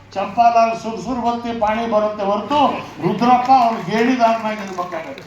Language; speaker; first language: Kannada; non-native, local second language; Urdu